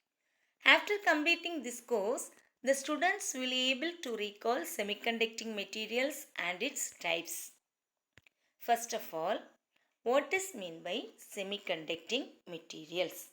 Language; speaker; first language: English; non-native, local second language; Tamil